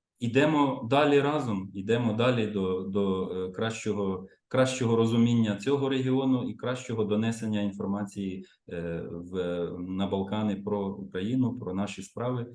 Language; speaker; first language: Ukrainian; native; Ukrainian